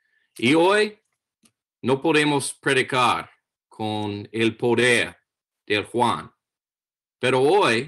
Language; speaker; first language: Spanish; non-native, learner; English